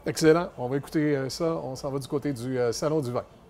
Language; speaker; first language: French; native; French